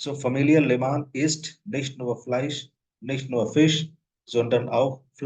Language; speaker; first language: German; non-native, fluent; Hindi